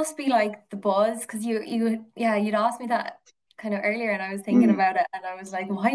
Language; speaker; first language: English; native; English